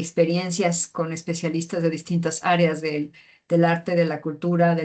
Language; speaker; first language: Spanish; native; Spanish